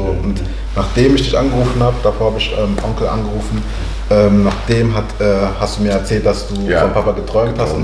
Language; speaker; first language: German; early bilingual, other home language; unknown